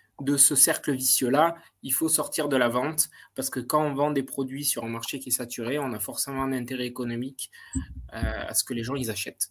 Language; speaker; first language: French; native; French